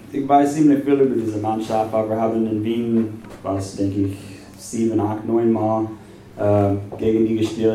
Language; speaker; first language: German; non-native, fluent; English